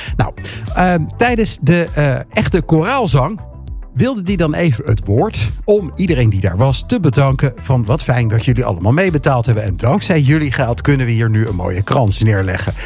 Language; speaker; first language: Dutch; native; Dutch